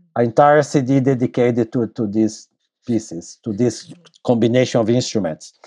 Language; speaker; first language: English; non-native, fluent; Portuguese